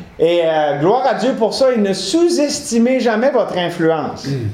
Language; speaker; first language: French; native; French